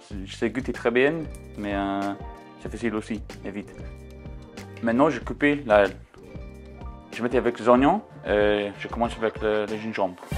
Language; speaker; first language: French; non-native, learner; English